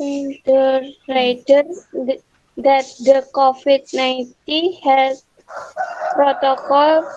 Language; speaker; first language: English; non-native, learner; Indonesian